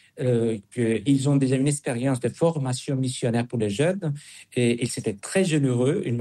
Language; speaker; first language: French; non-native, fluent; Spanish